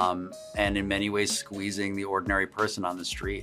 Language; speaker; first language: English; native; English